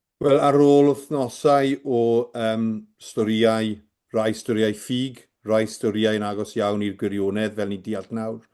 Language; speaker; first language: Welsh; native; Welsh